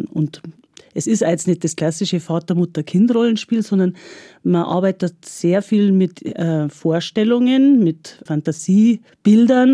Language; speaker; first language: German; native; German